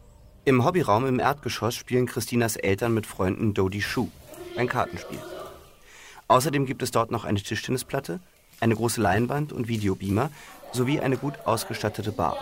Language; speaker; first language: German; native; German